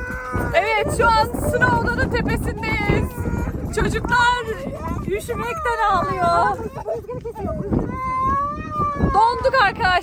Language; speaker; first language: Turkish; native; Turkish